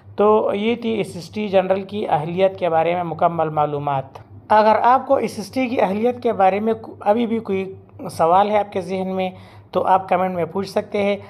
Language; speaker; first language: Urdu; non-native, local second language; Pashto